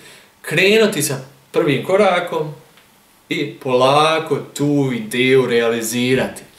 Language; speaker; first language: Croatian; early bilingual, heritage; German